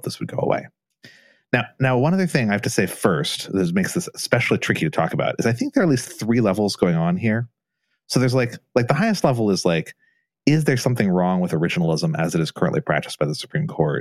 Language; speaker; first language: English; native; English